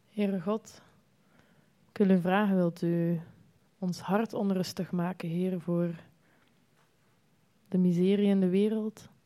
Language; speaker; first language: Dutch; native; Dutch